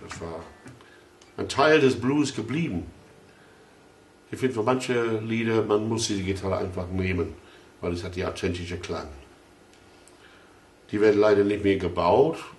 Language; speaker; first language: German; non-native, fluent; English